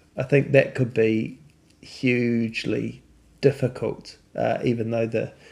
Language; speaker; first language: English; native; English